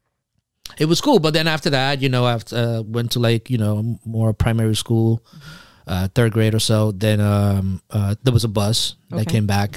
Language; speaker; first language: English; early bilingual, other home language; Spanish